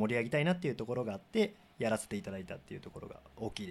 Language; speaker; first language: Japanese; native; Japanese